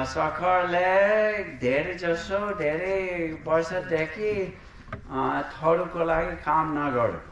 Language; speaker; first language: Nepali; non-native, fluent; English